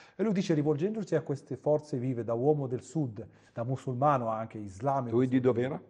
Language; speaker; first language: Italian; non-native, fluent; Arabic